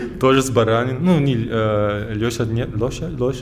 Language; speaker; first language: Russian; early bilingual, heritage; German